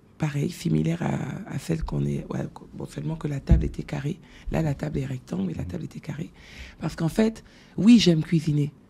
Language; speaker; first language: French; native; French